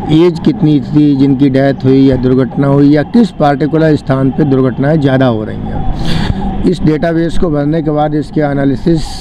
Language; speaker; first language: Hindi; native; Hindi